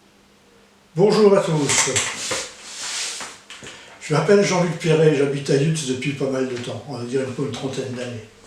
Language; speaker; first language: French; native; French